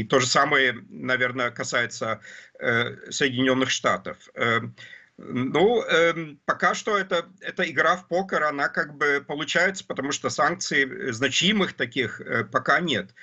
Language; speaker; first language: Russian; non-native, fluent; German